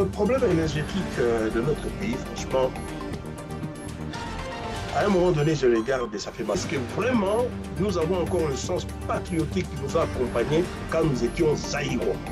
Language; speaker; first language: French; non-native, local second language; Luba-Lulua